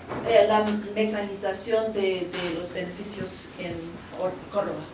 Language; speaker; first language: Spanish; non-native, fluent; English